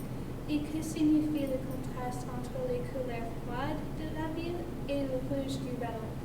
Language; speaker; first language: French; non-native, learner; English